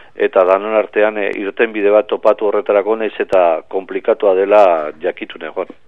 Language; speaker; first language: Basque; native; Basque